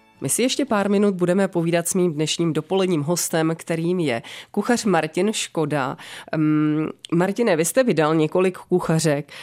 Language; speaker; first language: Czech; native; Czech